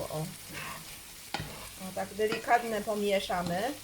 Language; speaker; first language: Polish; non-native, learner; Chinese